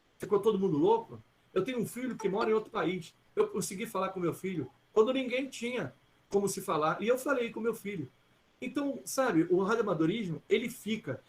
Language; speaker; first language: Portuguese; early bilingual, other home language; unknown